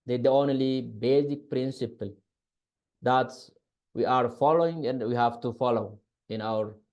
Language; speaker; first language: English; non-native, local second language; Amharic